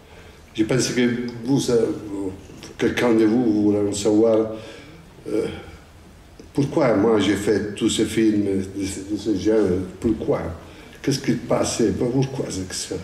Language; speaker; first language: French; non-native, fluent; Italian